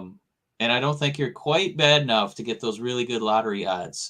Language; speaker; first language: English; native; English